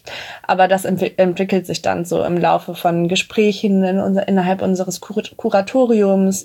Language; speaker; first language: German; native; German